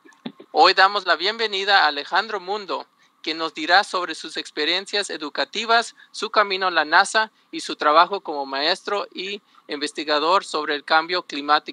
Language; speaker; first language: Spanish; early bilingual, heritage; Spanish